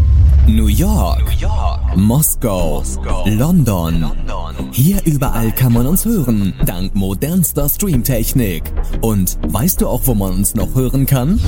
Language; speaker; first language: German; native; German